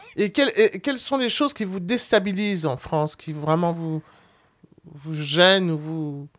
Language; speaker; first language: French; native; French